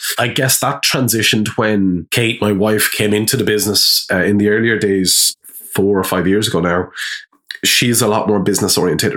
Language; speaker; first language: English; native; English